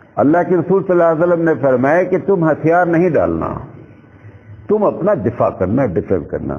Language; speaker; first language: Urdu; native; Urdu